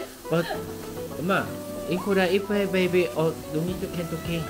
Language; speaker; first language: English; non-native, learner; Korean